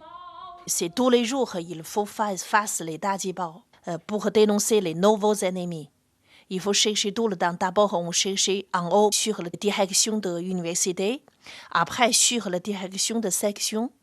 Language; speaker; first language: French; non-native, fluent; Chinese